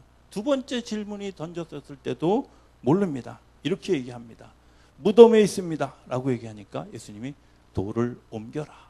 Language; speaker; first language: Korean; native; Korean